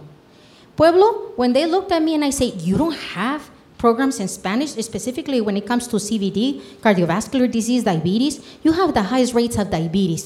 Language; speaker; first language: English; non-native, fluent; Spanish